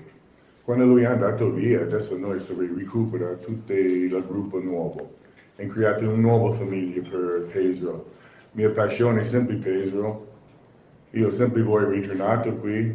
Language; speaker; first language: Italian; non-native, learner; English